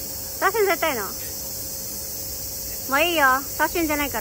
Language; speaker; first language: Japanese; non-native, learner; Filipino